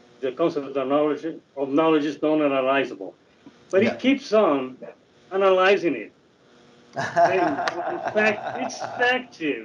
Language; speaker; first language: English; non-native, learner; Portuguese